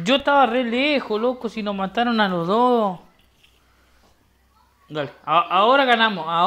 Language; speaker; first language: Spanish; native; Spanish